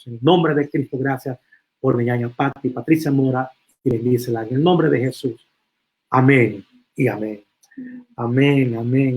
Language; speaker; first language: Spanish; native; Spanish